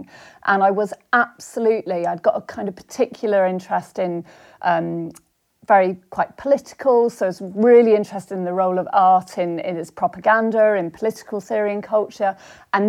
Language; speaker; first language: English; native; English